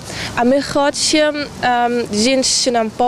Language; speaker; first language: Ukrainian; non-native, learner; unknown